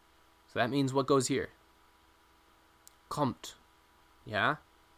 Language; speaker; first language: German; non-native, fluent; English